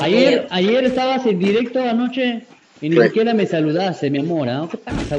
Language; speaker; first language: Spanish; native; Spanish